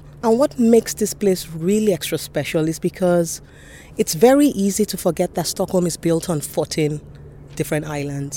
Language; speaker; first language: English; non-native, local second language; Yoruba